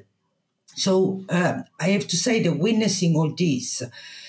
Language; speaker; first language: English; non-native, fluent; Italian